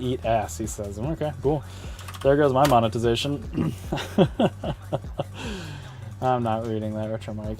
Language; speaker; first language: English; native; English